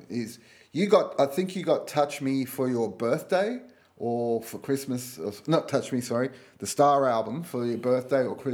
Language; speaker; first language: English; native; English